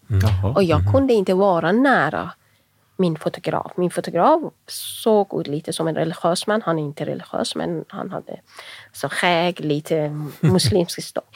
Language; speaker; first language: Swedish; non-native, fluent; Persian